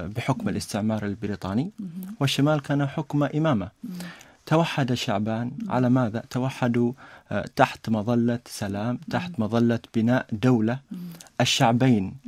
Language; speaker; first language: Arabic; native; Arabic